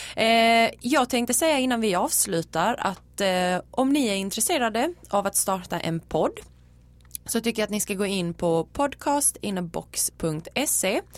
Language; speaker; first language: Swedish; native; Swedish